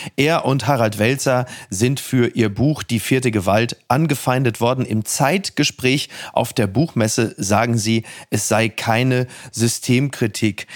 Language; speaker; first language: German; native; German